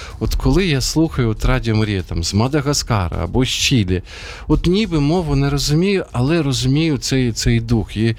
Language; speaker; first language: Ukrainian; native; Ukrainian